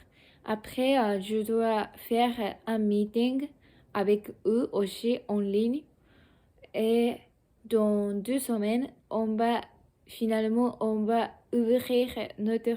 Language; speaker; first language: French; non-native, learner; Japanese